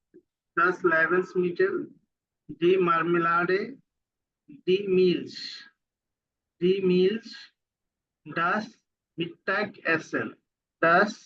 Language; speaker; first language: German; non-native, fluent; Bangla